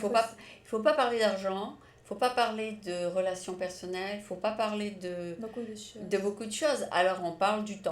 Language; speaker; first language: French; native; French